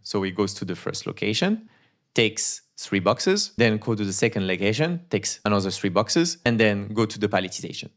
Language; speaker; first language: English; non-native, fluent; French